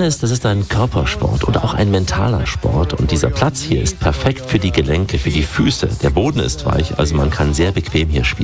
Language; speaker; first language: German; native; German